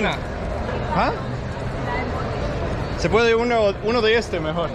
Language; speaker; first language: Spanish; non-native, learner; English